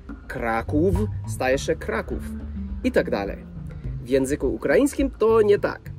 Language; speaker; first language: Polish; non-native, fluent; English